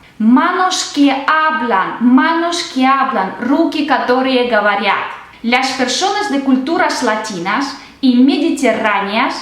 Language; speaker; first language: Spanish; non-native, fluent; Russian